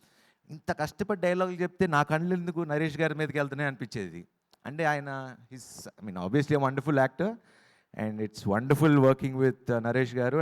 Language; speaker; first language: Telugu; native; Telugu